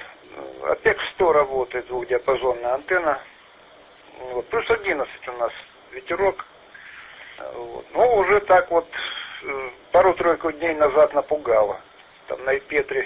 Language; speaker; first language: Russian; native; Russian